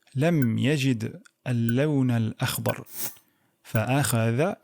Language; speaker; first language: Arabic; non-native, fluent; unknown